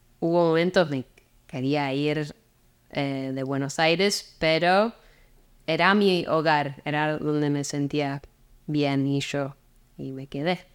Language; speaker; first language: Spanish; non-native, fluent; English